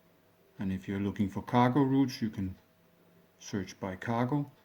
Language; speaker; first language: English; non-native, fluent; Danish